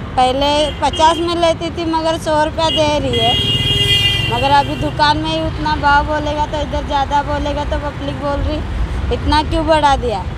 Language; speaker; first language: Hindi; non-native, local second language; Marathi